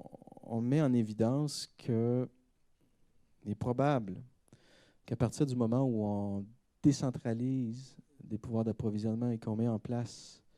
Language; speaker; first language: French; native; French